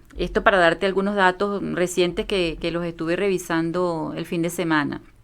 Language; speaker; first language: Spanish; native; Spanish